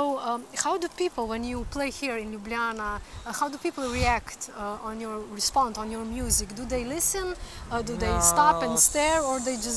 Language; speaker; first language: English; non-native, fluent; Slovenian